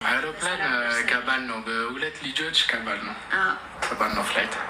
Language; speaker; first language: Amharic; non-native, learner; English